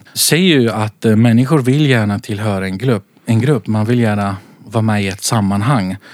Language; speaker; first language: Swedish; early bilingual, other home language; Central Kurdish